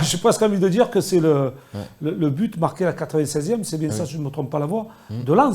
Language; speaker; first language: French; native; French